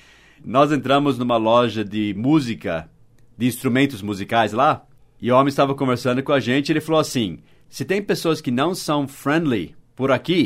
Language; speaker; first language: Portuguese; non-native, fluent; English